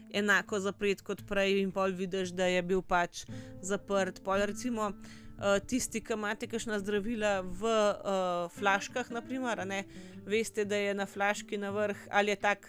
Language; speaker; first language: Slovenian; native; Slovenian